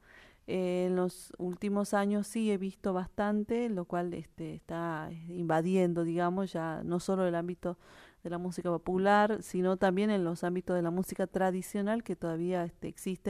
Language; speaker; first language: Spanish; native; Spanish